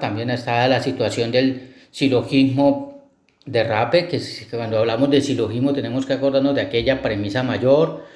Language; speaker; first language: Spanish; native; Spanish